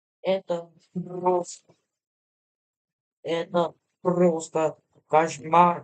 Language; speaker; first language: Russian; non-native, learner; English